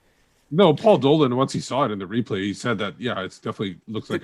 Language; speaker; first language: English; native; English